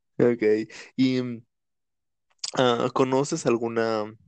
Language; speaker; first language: Spanish; native; Spanish